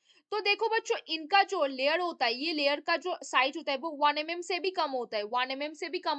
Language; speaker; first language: Hindi; native; Hindi